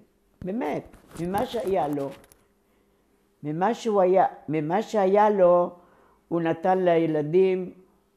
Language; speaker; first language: Hebrew; non-native, local second language; Ladino